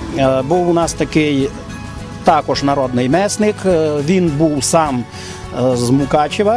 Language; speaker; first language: Ukrainian; native; Ukrainian